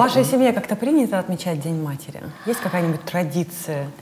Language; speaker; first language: Russian; native; Russian